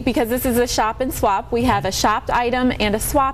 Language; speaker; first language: English; native; English